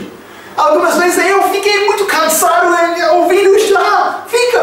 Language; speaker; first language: Portuguese; non-native, fluent; English